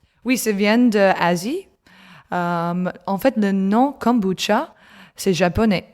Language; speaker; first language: French; non-native, learner; English